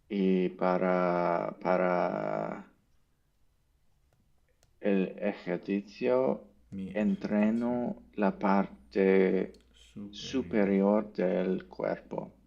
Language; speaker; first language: Spanish; non-native, learner; English